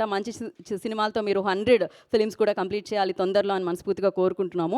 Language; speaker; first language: Telugu; native; Telugu